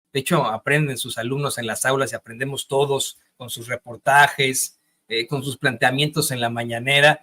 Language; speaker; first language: Spanish; native; Spanish